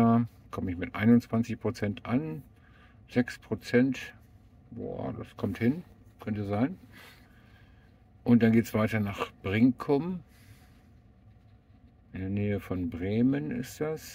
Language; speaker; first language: German; native; German